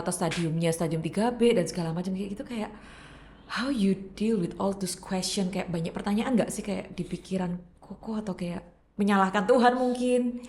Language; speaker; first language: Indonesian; native; Indonesian